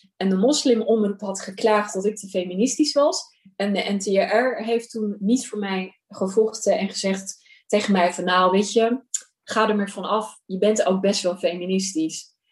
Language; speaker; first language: Dutch; early bilingual, other home language; Urdu